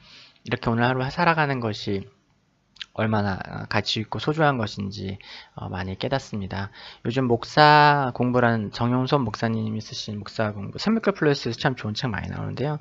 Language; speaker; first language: Korean; native; Korean